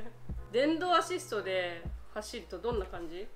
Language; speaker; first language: Japanese; native; Japanese